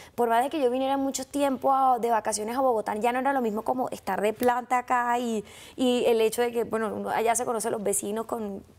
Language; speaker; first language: Spanish; native; Spanish